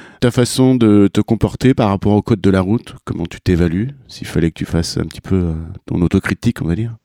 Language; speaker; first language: French; native; French